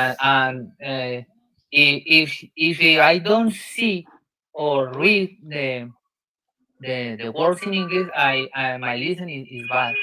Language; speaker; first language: English; non-native, learner; Spanish